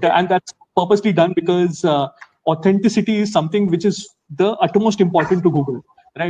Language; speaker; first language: English; non-native, local second language; Hindi